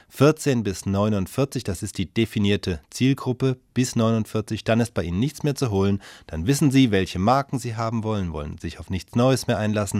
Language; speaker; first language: German; native; German